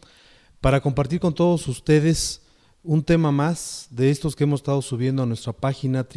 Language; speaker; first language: Spanish; native; Spanish